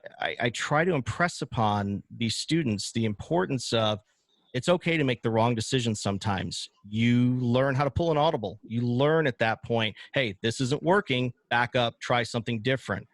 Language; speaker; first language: English; native; English